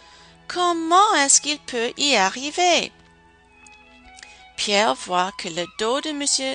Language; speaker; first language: French; non-native, fluent; English